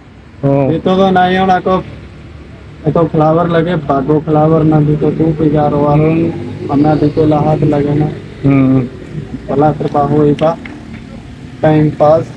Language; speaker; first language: Filipino; non-native, learner; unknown